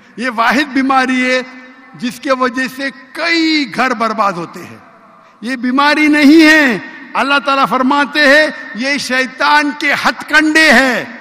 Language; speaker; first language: Urdu; non-native, local second language; Konkani